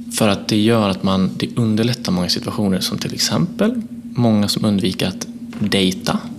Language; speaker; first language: Swedish; native; Swedish